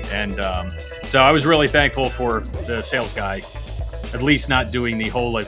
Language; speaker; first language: English; native; English